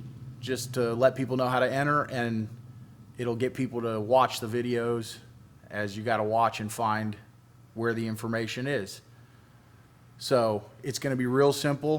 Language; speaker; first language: English; native; English